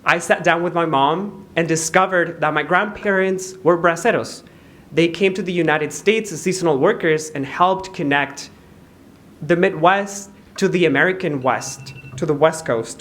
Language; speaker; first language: English; non-native, fluent; Spanish